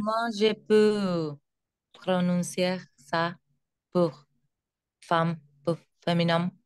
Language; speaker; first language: French; non-native, learner; Spanish